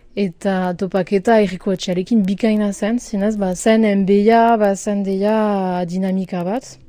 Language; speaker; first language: Basque; non-native, local second language; French